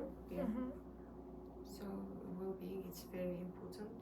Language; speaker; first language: English; non-native, learner; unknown